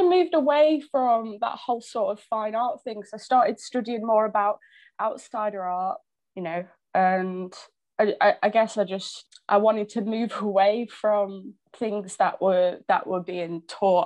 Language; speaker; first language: English; native; English